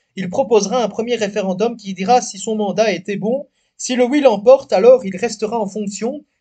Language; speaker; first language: French; native; French